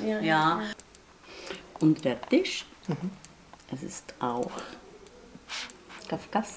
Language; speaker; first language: German; non-native, learner; Czech